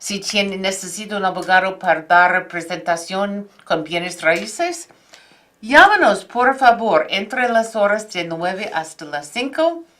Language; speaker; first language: Spanish; non-native, fluent; English